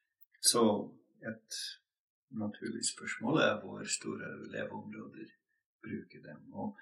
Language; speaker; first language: Norwegian; non-native, fluent; English